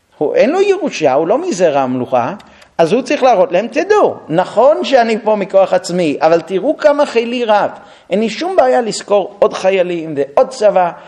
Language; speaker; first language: Hebrew; non-native, fluent; English